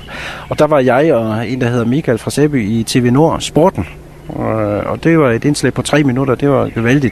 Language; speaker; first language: Danish; native; Danish